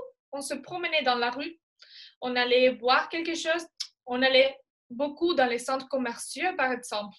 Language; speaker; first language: French; non-native, fluent; Spanish